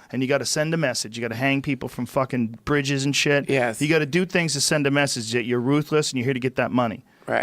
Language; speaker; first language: English; native; English